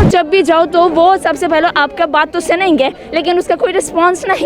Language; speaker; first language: Hindi; non-native, fluent; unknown